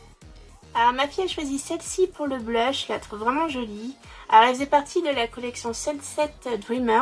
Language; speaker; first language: French; native; French